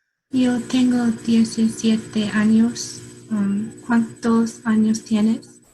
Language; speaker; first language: Spanish; non-native, learner; English